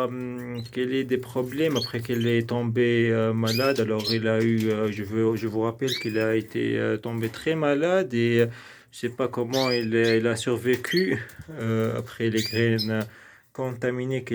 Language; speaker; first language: French; non-native, local second language; Arabic